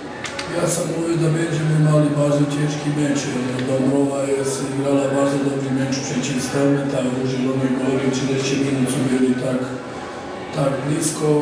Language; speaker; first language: Polish; non-native, learner; Serbian